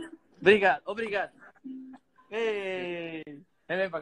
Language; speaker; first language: Portuguese; non-native, learner; Spanish